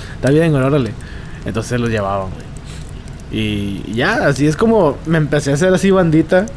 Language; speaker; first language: Spanish; native; Spanish